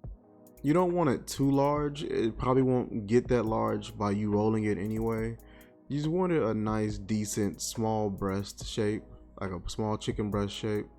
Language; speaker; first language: English; native; English